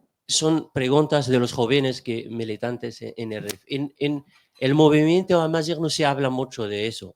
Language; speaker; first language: Spanish; non-native, fluent; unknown